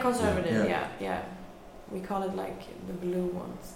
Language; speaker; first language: English; non-native, fluent; Swedish